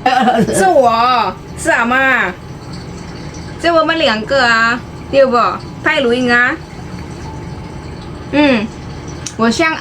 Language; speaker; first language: Chinese; non-native, learner; Indonesian